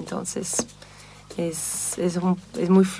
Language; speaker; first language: Spanish; non-native, fluent; Portuguese